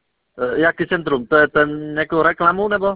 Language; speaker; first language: Czech; non-native, learner; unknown